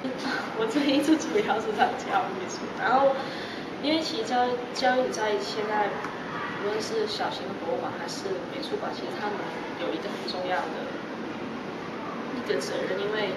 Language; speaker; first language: Chinese; non-native, local second language; Cantonese